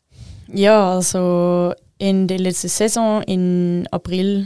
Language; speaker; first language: German; non-native, local second language; French